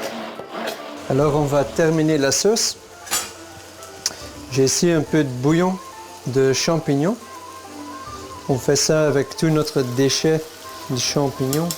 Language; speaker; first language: French; non-native, local second language; Dutch